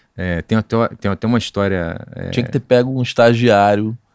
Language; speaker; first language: Portuguese; native; Portuguese